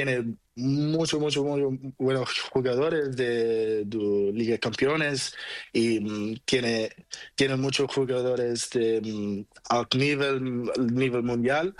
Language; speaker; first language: Spanish; non-native, learner; Portuguese